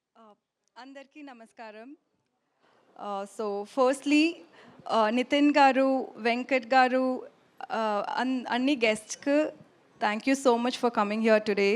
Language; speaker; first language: Telugu; non-native, learner; Tamil